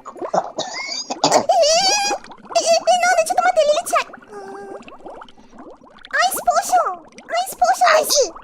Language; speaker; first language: Japanese; non-native, learner; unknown